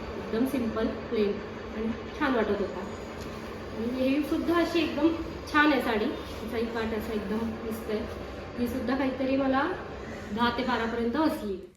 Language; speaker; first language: Marathi; non-native, local second language; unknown